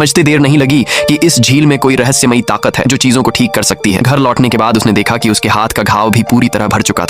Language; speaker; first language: Hindi; native; Hindi